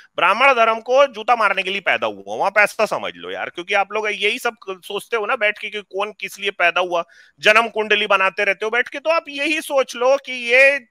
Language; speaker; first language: Hindi; native; Hindi